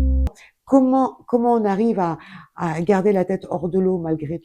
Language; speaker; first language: French; native; French